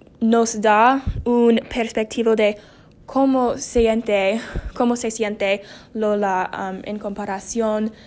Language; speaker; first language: Spanish; non-native, learner; English